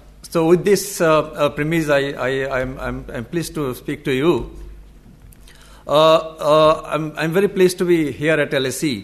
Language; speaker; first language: English; non-native, local second language; Bangla